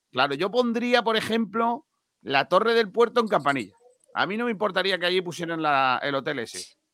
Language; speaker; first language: Spanish; native; Spanish